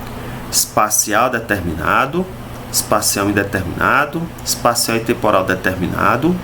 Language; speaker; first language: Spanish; non-native, fluent; Portuguese